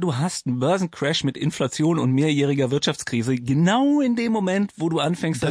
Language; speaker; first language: German; native; German